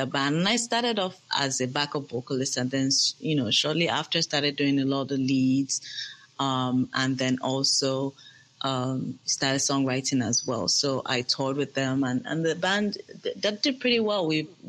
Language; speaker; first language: English; non-native, local second language; Yoruba